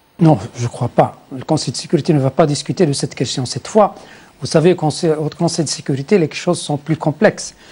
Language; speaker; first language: French; non-native, local second language; Arabic